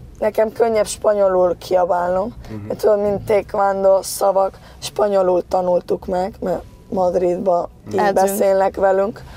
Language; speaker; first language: Hungarian; early bilingual, heritage; Spanish